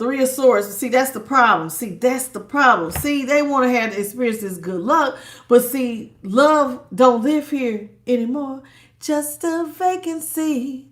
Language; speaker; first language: English; native; English